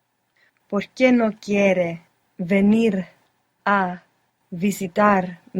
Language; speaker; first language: Spanish; non-native, learner; English